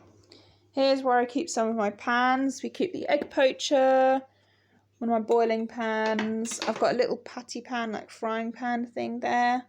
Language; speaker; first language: English; native; English